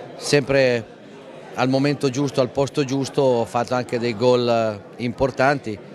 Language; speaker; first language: Italian; native; Italian